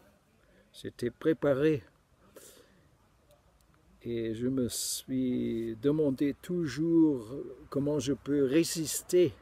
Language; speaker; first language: French; non-native, fluent; German